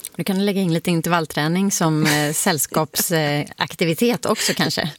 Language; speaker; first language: Swedish; native; Swedish